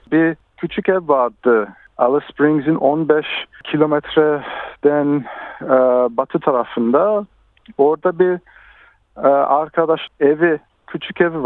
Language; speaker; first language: Turkish; early bilingual, heritage; Turkish